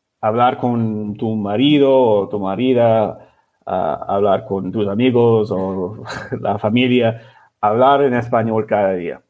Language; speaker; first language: Spanish; non-native, learner; English